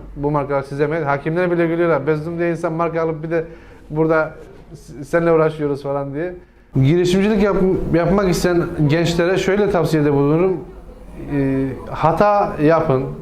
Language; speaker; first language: Turkish; native; Turkish